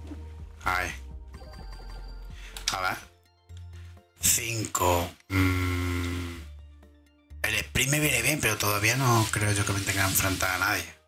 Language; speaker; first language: Spanish; native; Spanish